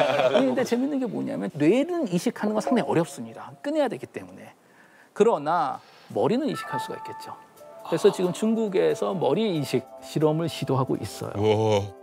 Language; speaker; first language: Korean; native; Korean